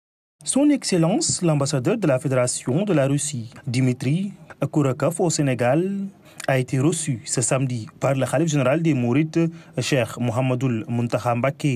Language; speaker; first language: French; non-native, local second language; Wolof